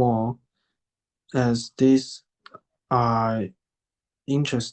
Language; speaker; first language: English; non-native, learner; Chinese